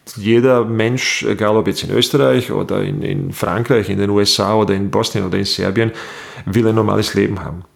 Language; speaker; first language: German; non-native, fluent; Bosnian